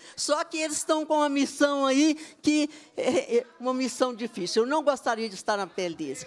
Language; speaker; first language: Portuguese; native; Portuguese